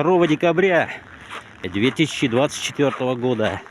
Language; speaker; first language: Russian; native; Russian